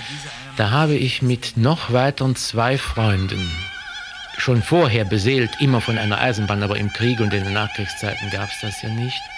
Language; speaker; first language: German; native; German